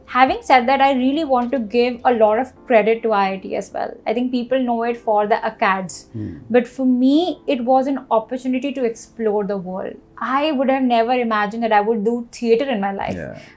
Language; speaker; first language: English; non-native, local second language; Hindi